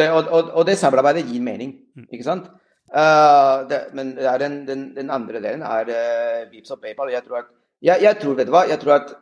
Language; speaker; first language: Norwegian; non-native, fluent; Spanish